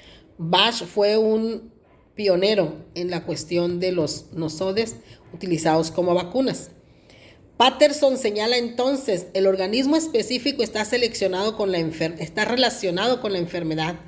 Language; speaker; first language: Spanish; native; Spanish